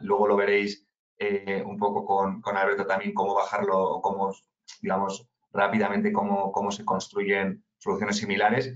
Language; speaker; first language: Spanish; native; Spanish